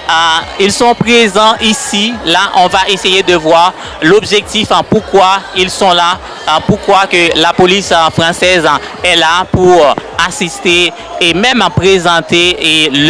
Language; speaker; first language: French; native; French